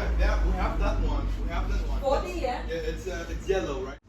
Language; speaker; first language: English; non-native, learner; Thai